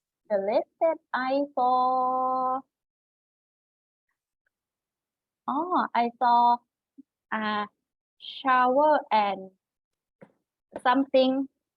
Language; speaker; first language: English; non-native, learner; Thai